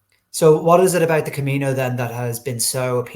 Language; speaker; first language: English; native; English